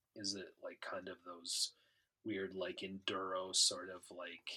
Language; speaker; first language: English; native; English